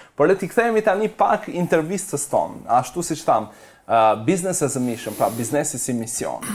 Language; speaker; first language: Albanian; native; Albanian